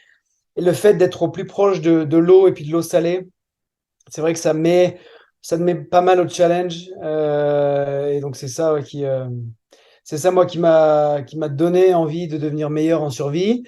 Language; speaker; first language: French; native; French